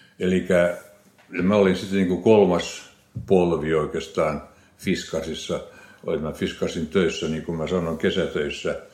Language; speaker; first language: Finnish; non-native, local second language; Swedish